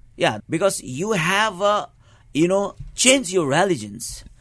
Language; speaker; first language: English; non-native, local second language; Nepali